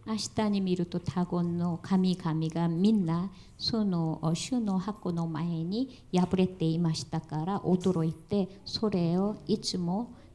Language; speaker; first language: Japanese; non-native, fluent; Korean